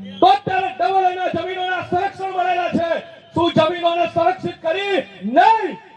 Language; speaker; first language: Gujarati; non-native, local second language; Bhili